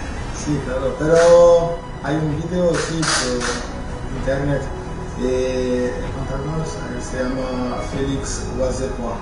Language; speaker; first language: Spanish; non-native, fluent; French